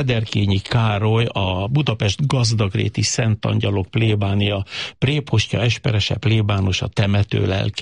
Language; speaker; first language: Hungarian; native; Hungarian